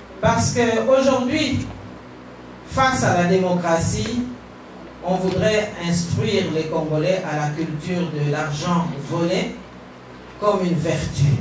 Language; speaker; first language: French; non-native, local second language; Kongo